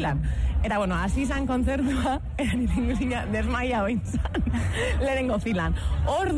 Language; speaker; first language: Basque; native; Basque